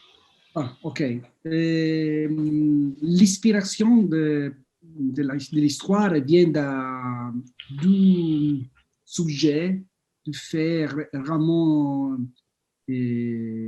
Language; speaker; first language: French; non-native, fluent; Italian